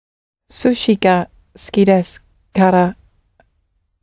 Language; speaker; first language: Japanese; non-native, learner; English